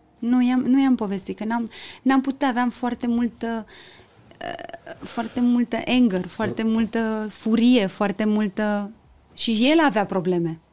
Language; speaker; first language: Romanian; early bilingual, heritage; Romanian